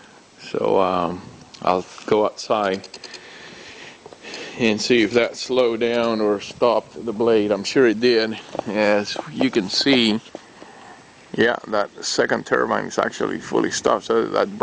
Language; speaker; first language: English; native; English